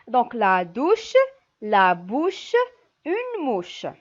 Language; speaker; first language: French; non-native, local second language; Arabic